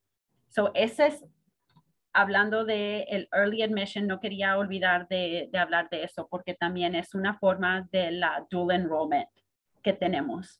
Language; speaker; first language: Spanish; early bilingual, heritage; Spanish